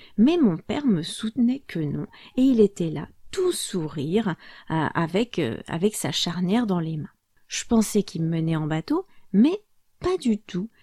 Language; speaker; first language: French; native; French